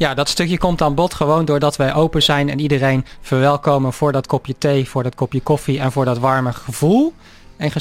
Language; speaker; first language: Dutch; native; Dutch